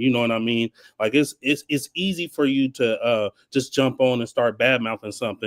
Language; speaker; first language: English; native; English